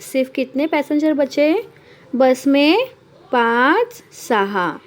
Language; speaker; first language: Hindi; non-native, local second language; Marathi